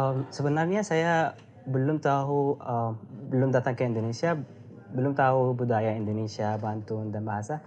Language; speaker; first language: Indonesian; non-native, learner; Arabic